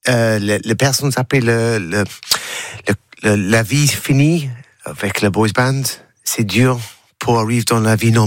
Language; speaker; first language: French; non-native, learner; English